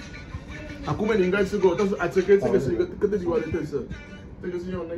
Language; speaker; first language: Chinese; non-native, fluent; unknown